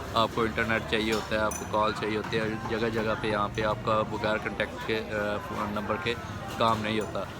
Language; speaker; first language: Urdu; non-native, local second language; Punjabi